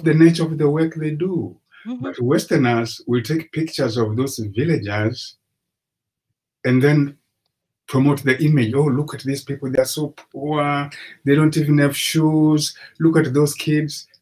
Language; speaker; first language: English; non-native, local second language; Swahili